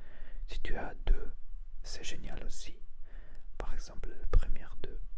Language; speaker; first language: French; non-native, learner; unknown